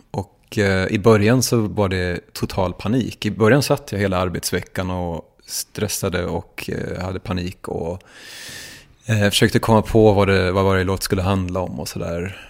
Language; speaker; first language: Swedish; native; Swedish